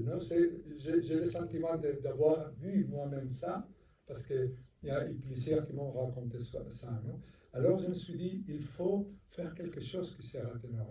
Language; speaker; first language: French; non-native, fluent; Spanish